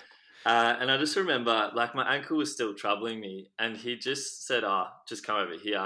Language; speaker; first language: English; native; English